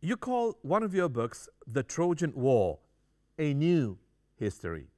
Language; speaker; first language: English; non-native, fluent; Romanian